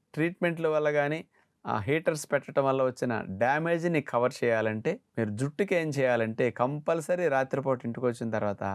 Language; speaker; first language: Telugu; native; Telugu